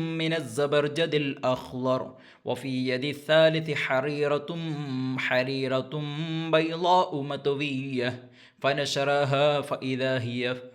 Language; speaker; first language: Arabic; non-native, fluent; Malayalam